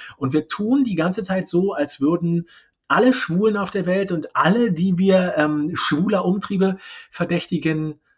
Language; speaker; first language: German; native; German